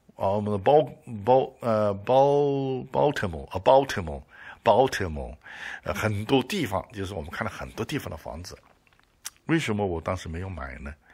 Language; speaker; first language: Chinese; native; Chinese